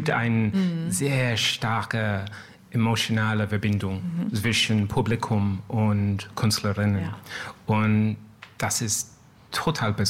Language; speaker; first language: German; non-native, learner; French